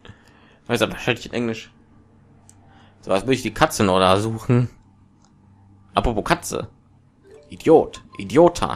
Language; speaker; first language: German; native; German